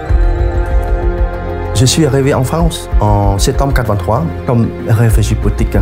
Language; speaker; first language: French; non-native, fluent; Khmer